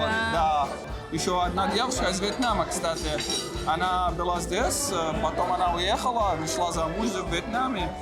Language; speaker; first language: Russian; non-native, learner; Arabic